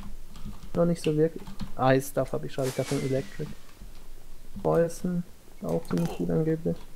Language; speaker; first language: German; native; German